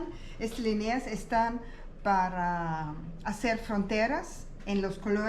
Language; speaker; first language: Spanish; non-native, learner; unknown